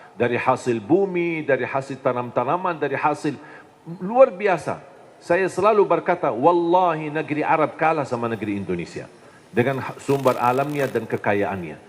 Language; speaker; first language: Indonesian; non-native, fluent; Arabic